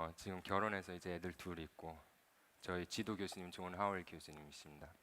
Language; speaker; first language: Korean; early bilingual, other home language; English